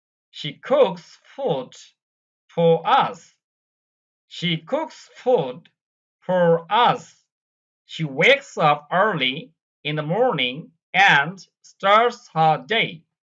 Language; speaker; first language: English; non-native, local second language; Bangla